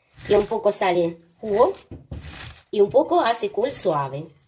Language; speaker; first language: Spanish; non-native, learner; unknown